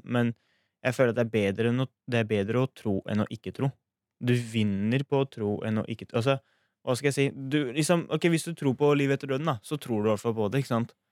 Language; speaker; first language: Norwegian; early bilingual, other home language; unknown